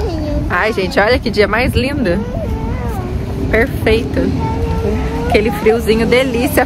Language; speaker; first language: Portuguese; native; Portuguese